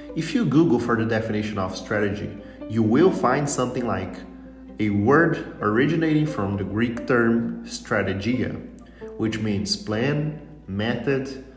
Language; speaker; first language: English; non-native, fluent; Portuguese